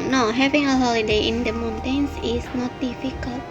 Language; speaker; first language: English; non-native, learner; Indonesian